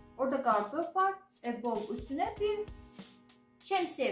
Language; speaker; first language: Turkish; non-native, learner; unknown